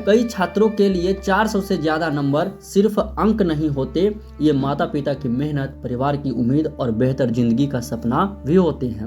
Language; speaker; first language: Hindi; native; Hindi